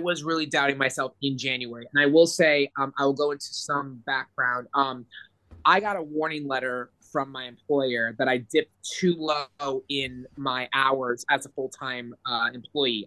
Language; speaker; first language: English; native; English